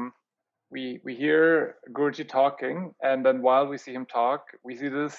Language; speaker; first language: English; non-native, fluent; German